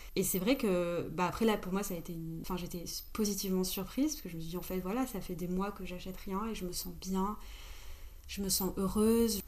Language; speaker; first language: French; native; French